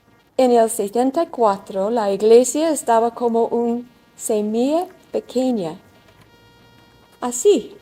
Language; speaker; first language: Spanish; non-native, learner; English